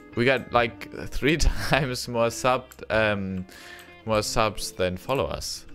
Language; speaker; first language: English; non-native, fluent; German